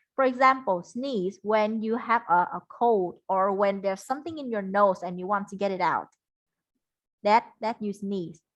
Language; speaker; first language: English; non-native, fluent; Vietnamese